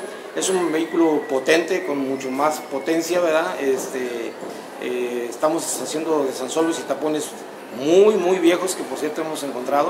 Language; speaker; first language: Spanish; native; Spanish